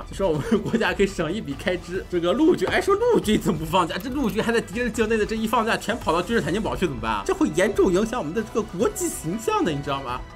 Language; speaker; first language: Chinese; native; Chinese